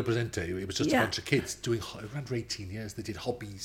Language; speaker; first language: English; native; English